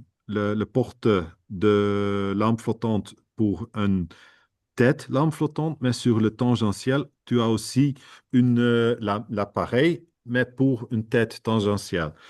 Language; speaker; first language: French; non-native, fluent; Dutch